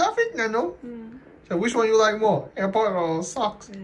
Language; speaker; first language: English; non-native, learner; Vietnamese